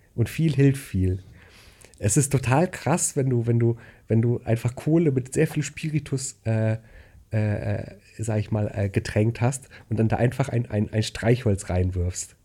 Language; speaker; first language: German; native; German